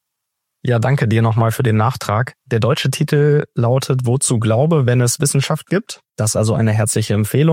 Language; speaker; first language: German; native; German